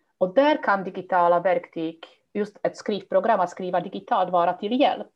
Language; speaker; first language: Swedish; non-native, fluent; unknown